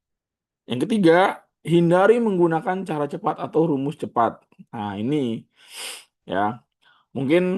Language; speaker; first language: Indonesian; native; Indonesian